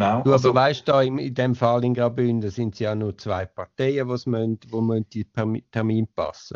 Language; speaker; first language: German; native; German